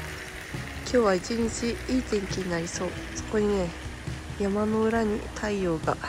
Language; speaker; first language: Japanese; native; Japanese